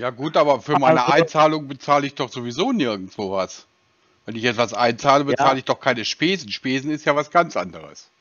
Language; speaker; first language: German; native; German